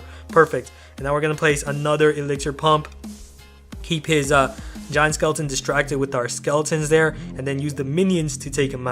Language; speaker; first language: English; native; English